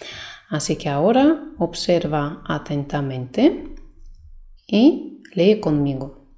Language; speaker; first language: Spanish; non-native, fluent; Russian